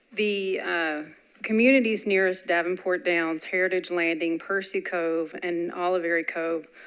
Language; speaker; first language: English; native; English